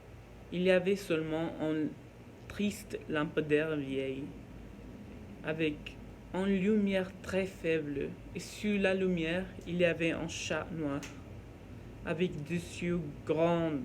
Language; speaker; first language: French; non-native, learner; Norwegian